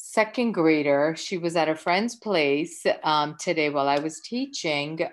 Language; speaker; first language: English; early bilingual, other home language; Gujarati